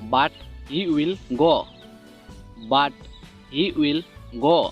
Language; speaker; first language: English; non-native, local second language; Odia